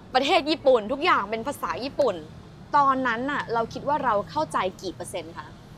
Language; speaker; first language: Thai; native; Thai